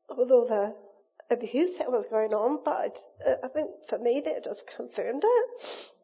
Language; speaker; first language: English; native; English